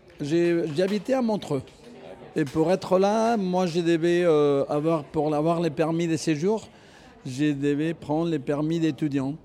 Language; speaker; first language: French; non-native, fluent; Spanish